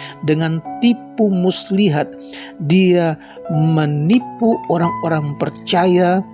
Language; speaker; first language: Indonesian; native; Indonesian